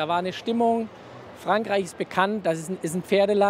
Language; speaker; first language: German; native; German